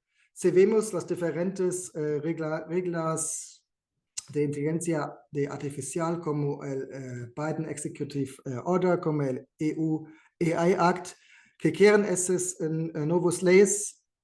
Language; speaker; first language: Spanish; non-native, fluent; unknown